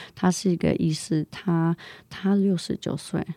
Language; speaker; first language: Chinese; non-native, fluent; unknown